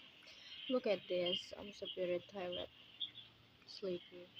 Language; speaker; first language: English; non-native, learner; Indonesian